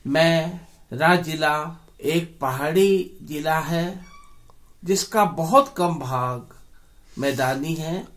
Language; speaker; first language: Hindi; native; Hindi